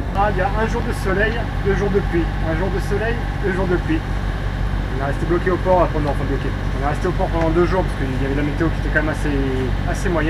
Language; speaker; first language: French; native; French